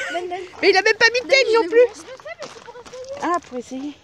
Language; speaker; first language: French; native; French